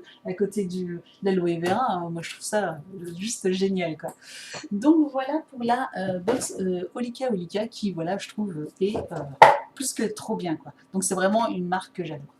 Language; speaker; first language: French; native; French